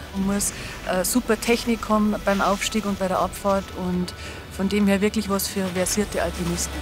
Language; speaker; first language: German; native; German